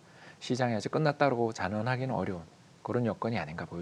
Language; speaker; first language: Korean; native; Korean